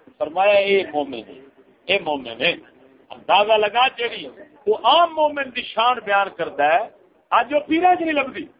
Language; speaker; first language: Urdu; non-native, local second language; Punjabi